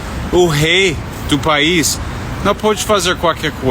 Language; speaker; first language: Portuguese; non-native, fluent; English